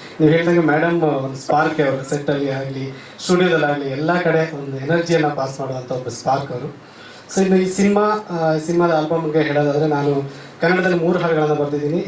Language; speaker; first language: Kannada; native; Kannada